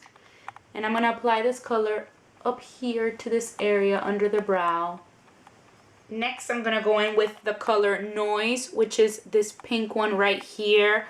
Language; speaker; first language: English; native; English